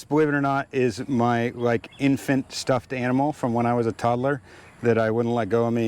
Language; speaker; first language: English; native; English